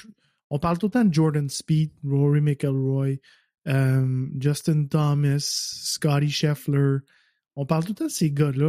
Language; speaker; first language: French; native; French